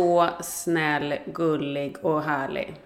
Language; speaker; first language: Swedish; native; Swedish